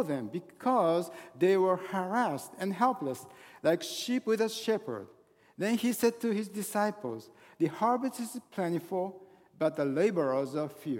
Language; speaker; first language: English; non-native, fluent; Japanese